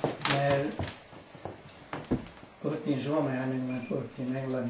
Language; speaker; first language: Finnish; early bilingual, heritage; English